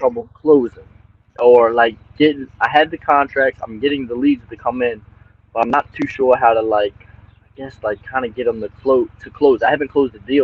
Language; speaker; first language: English; native; English